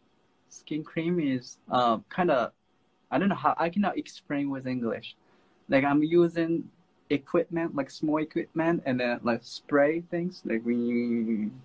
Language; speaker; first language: English; non-native, learner; Japanese